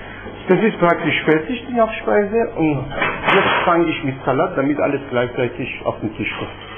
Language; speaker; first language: German; non-native, fluent; Persian